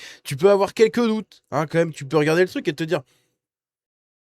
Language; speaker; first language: French; native; French